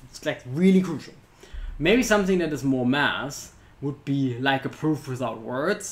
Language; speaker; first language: English; non-native, fluent; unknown